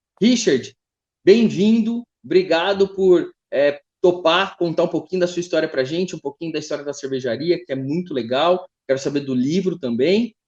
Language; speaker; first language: Portuguese; native; Portuguese